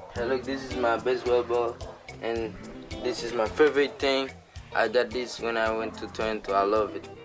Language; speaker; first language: English; non-native, learner; Haitian Creole